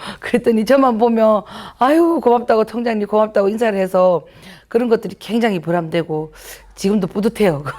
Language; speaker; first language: Korean; native; Korean